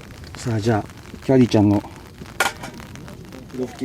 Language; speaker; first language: Japanese; native; Japanese